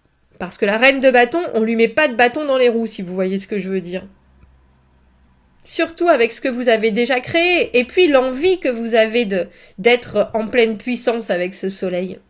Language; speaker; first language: French; native; French